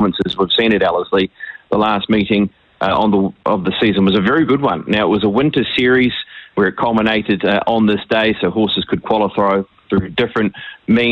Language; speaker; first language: English; native; English